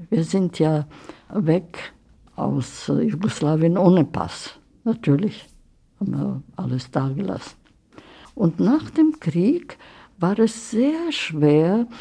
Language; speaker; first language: German; early bilingual, heritage; German